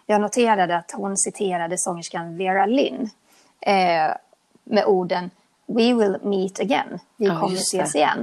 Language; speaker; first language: Swedish; native; Swedish